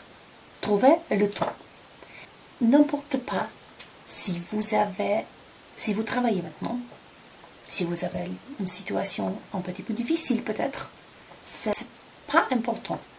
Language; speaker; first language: French; non-native, fluent; Polish